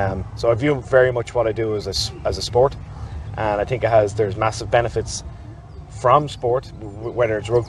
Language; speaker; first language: English; native; English